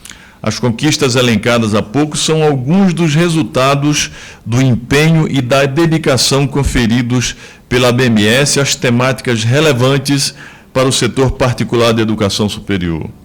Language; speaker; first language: Portuguese; native; Portuguese